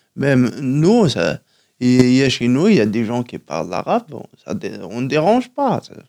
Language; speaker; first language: French; non-native, local second language; Kabyle